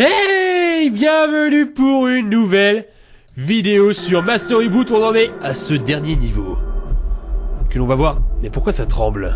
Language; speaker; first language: French; native; French